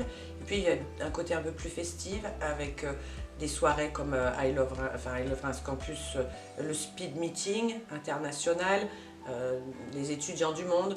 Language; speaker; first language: French; native; French